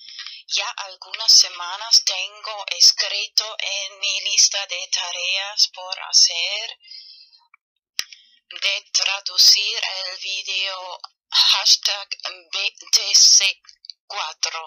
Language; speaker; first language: Spanish; non-native, learner; German